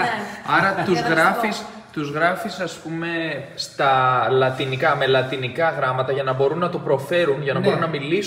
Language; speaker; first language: Greek; native; Greek